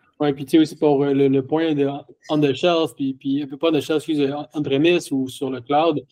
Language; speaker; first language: French; native; French